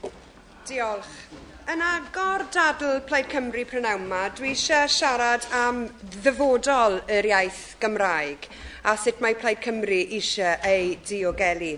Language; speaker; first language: Welsh; non-native, local second language; English